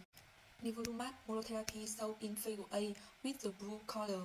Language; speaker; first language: English; non-native, learner; Vietnamese